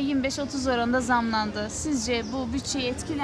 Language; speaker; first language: Turkish; native; Turkish